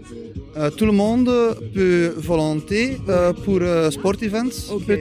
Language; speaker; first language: French; non-native, learner; Dutch